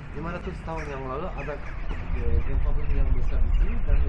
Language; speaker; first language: Indonesian; non-native, learner; Turkish